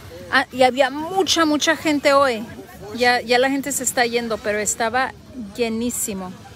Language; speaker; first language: Spanish; early bilingual, heritage; Spanish